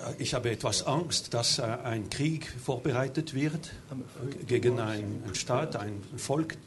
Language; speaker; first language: German; non-native, local second language; French